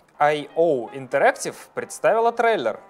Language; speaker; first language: Russian; native; Russian